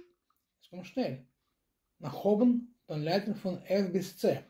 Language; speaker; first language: German; non-native, fluent; Russian